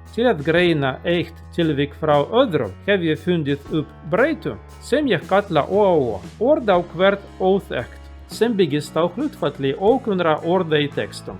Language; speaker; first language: Icelandic; non-native, learner; Russian